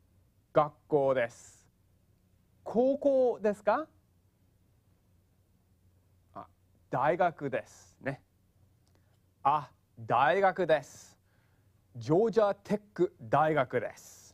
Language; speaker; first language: Japanese; non-native, fluent; English